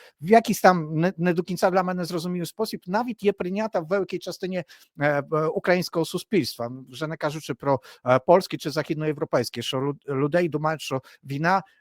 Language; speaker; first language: Polish; non-native, learner; Ukrainian